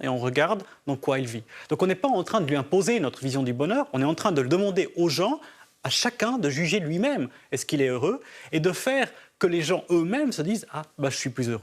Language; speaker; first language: French; native; French